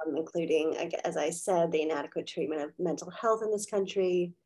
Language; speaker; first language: English; native; English